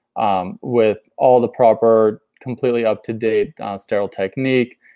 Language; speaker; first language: English; native; English